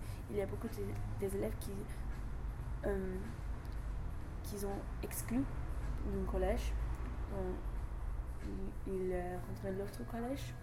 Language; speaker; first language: French; non-native, learner; English